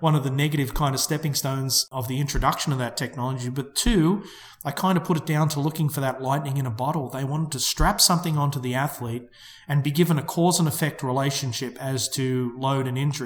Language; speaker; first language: English; native; English